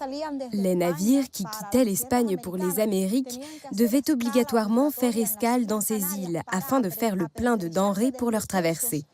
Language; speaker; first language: French; native; French